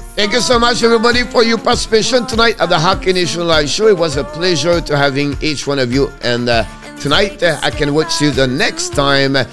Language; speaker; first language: English; non-native, fluent; French